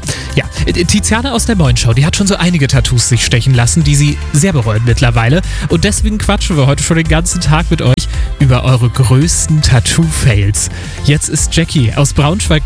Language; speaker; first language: German; native; German